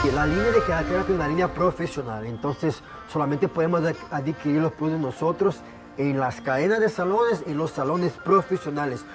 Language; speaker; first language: Spanish; non-native, fluent; Portuguese